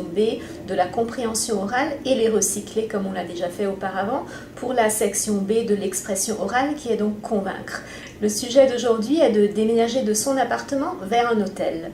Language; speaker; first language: French; native; French